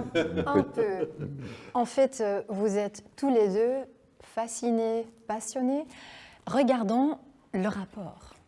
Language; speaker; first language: French; non-native, local second language; Dutch